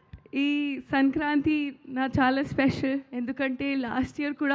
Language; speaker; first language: Telugu; non-native, local second language; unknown